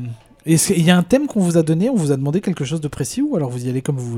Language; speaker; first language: French; native; French